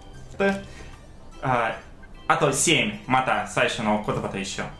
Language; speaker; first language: Japanese; non-native, fluent; Russian